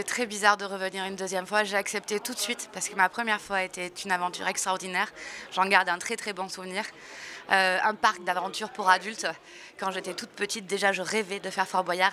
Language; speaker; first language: French; native; French